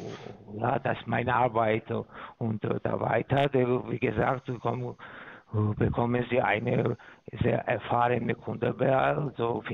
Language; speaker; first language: German; non-native, fluent; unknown